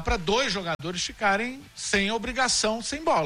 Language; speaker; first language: Portuguese; native; Portuguese